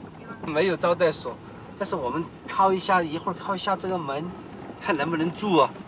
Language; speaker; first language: Chinese; native; Chinese